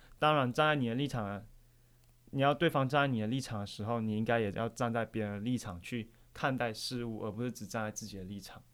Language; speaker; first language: Chinese; native; Chinese